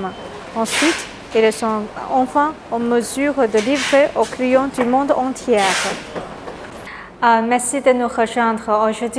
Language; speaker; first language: French; non-native, learner; Chinese